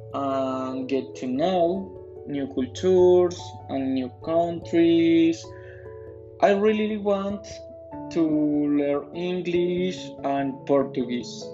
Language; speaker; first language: English; non-native, learner; Spanish